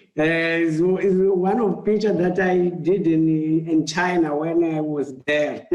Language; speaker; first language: English; non-native, learner; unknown